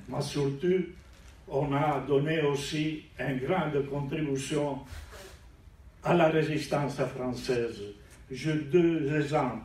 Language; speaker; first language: French; non-native, learner; Italian